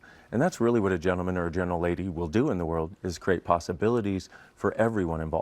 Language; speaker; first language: English; native; English